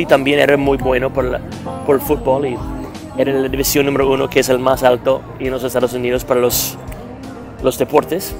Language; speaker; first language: Spanish; non-native, fluent; English